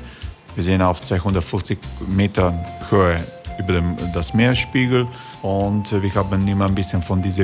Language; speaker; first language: German; non-native, fluent; Croatian